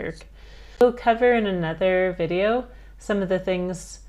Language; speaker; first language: English; native; English